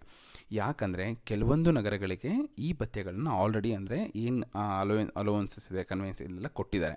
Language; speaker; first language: Kannada; native; Kannada